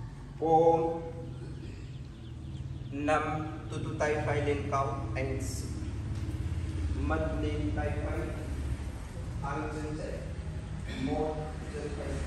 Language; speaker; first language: Vietnamese; non-native, learner; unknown